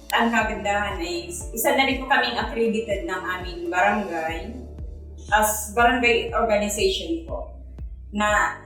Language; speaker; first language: Filipino; non-native, local second language; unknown